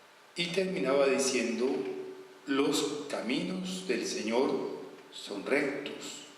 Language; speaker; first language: Spanish; native; Spanish